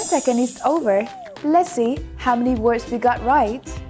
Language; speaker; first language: English; non-native, fluent; Vietnamese